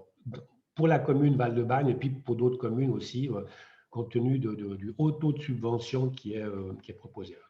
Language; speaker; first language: French; native; French